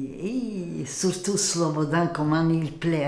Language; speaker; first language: French; non-native, local second language; Macedonian